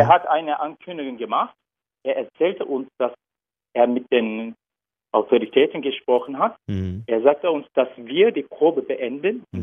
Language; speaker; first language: German; non-native, learner; Turkish